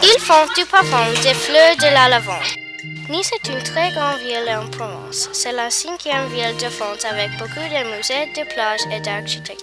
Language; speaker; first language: French; non-native, learner; English